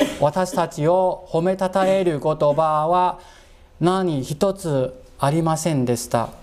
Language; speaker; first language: Japanese; non-native, fluent; Cantonese